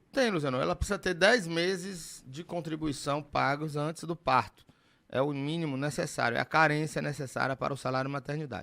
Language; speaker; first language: Portuguese; native; Portuguese